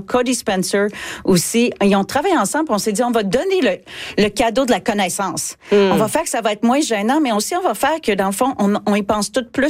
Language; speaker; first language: French; native; French